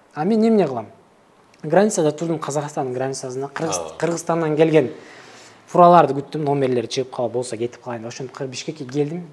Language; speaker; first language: Kyrgyz; native; Kyrgyz